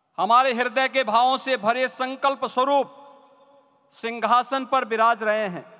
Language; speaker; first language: Hindi; native; Hindi